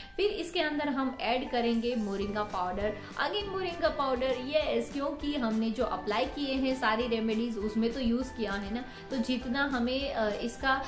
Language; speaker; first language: Hindi; non-native, local second language; Gujarati